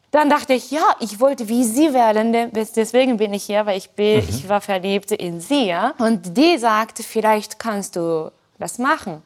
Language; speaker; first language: German; non-native, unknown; Japanese